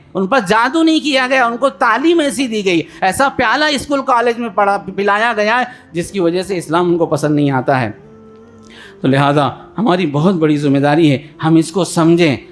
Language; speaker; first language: Urdu; native; Urdu